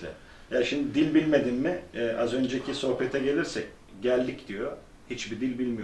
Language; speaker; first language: Turkish; early bilingual, other home language; Albanian